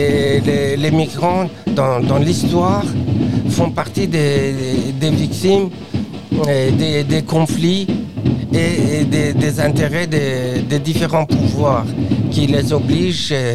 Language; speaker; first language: French; non-native, fluent; Persian